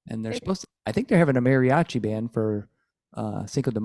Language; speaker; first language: English; native; English